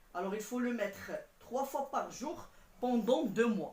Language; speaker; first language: French; non-native, local second language; Arabic